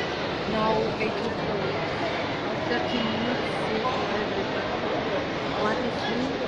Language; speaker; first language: English; non-native, learner; Turkish